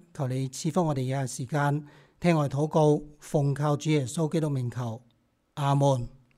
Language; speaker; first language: Chinese; non-native, local second language; Cantonese